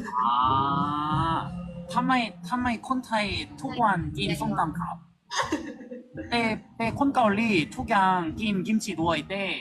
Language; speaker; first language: Thai; non-native, learner; Korean